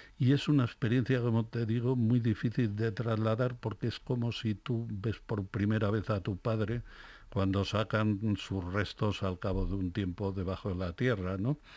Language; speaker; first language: Spanish; native; Spanish